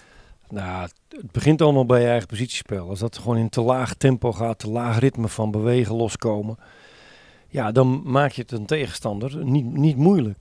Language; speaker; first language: Dutch; native; Dutch